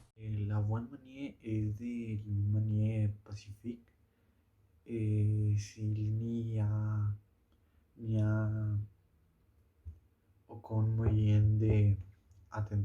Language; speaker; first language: French; non-native, learner; Spanish